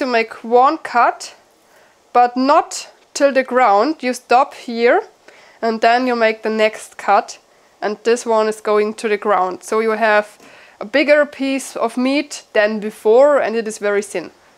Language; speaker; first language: English; non-native, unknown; German